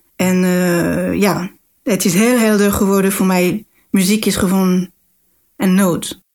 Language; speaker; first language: Dutch; non-native, fluent; French